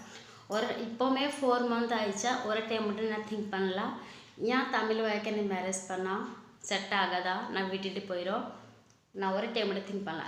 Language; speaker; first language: Tamil; non-native, local second language; Odia